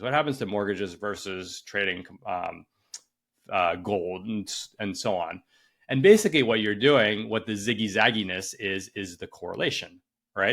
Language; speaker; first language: English; native; English